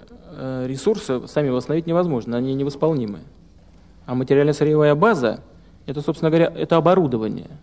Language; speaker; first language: Russian; native; Russian